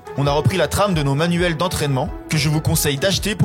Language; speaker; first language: French; native; French